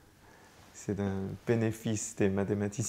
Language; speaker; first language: French; non-native, fluent; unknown